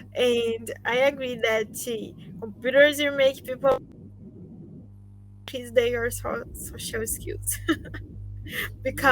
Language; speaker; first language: English; non-native, learner; Portuguese